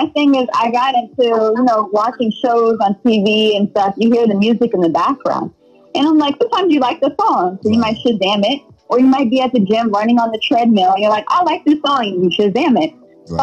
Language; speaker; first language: English; native; English